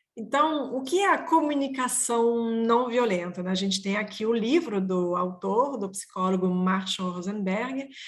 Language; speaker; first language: Portuguese; non-native, fluent; French